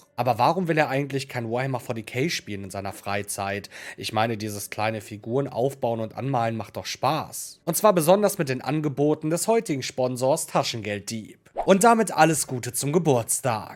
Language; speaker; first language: German; native; German